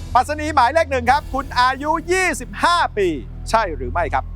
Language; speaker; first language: Thai; native; Thai